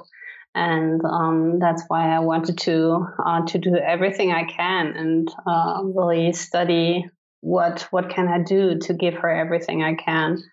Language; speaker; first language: English; non-native, fluent; German